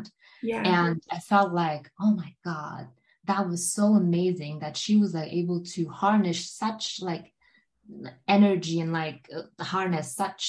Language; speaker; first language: English; non-native, fluent; German